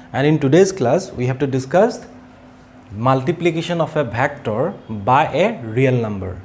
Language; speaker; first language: English; non-native, local second language; Assamese